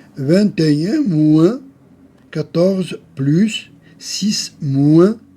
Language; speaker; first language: French; non-native, local second language; Arabic